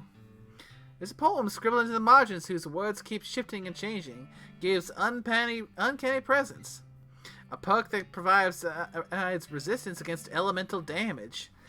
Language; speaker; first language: English; native; English